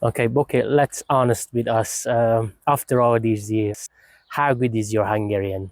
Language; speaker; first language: English; non-native, fluent; Hungarian